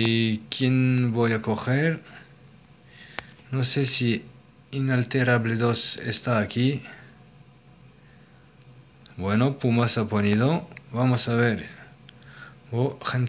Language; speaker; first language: Spanish; non-native, learner; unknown